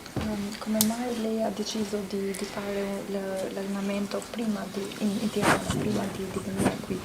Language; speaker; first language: Italian; non-native, fluent; Albanian